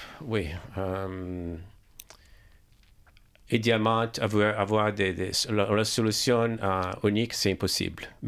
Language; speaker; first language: French; non-native, learner; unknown